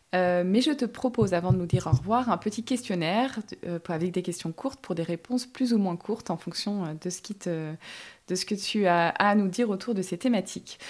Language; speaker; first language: French; native; French